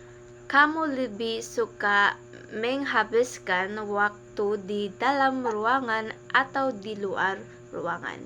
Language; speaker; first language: Indonesian; non-native, learner; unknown